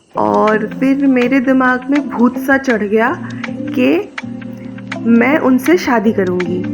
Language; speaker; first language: Hindi; non-native, local second language; Assamese